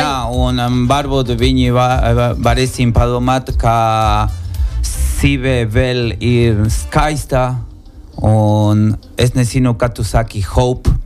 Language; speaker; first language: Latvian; non-native, learner; Spanish